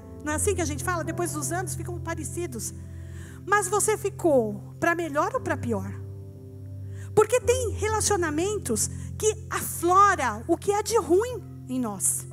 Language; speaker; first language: Portuguese; native; Portuguese